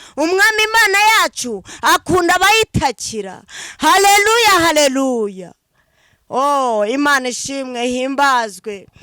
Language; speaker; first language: Kinyarwanda; native; Kinyarwanda